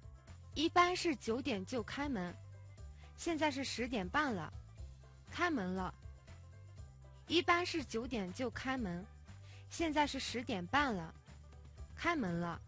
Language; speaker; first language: Chinese; non-native, fluent; Mongolian